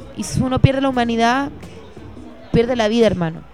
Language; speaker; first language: Spanish; early bilingual, heritage; Spanish